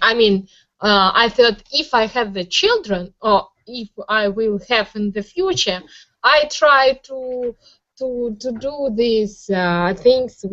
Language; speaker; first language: English; non-native, learner; Russian